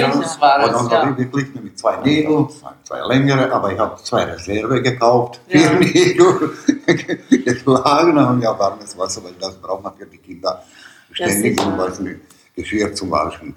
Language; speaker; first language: German; non-native, learner; Bosnian